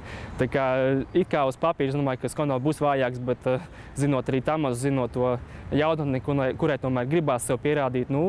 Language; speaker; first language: Latvian; native; Latvian